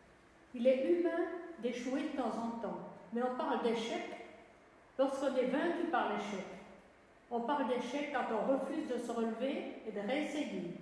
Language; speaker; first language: French; native; French